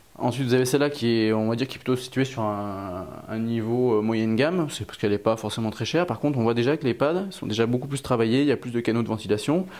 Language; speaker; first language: French; native; French